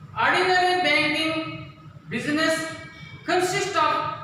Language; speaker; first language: English; non-native, local second language; Kannada